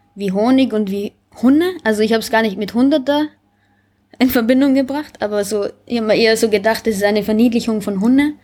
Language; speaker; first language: German; native; German